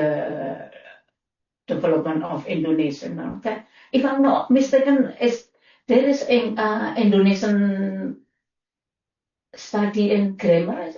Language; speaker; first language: English; non-native, learner; Indonesian